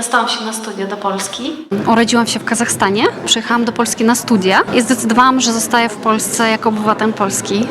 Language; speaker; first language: Polish; non-native, fluent; Russian